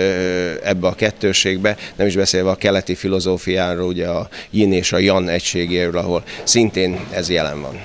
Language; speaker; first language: Hungarian; native; Hungarian